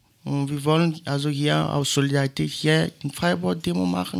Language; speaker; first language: German; non-native, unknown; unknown